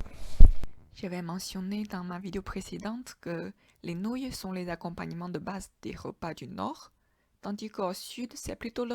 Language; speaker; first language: French; non-native, fluent; Chinese